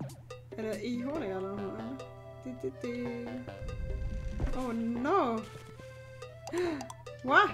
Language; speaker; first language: Swedish; native; Swedish